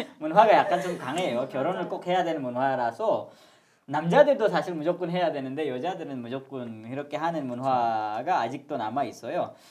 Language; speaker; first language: Korean; non-native, fluent; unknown